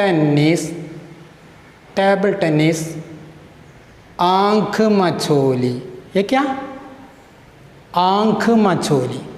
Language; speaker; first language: Hindi; non-native, local second language; Malayalam